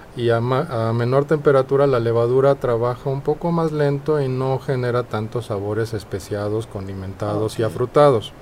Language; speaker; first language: Spanish; native; Spanish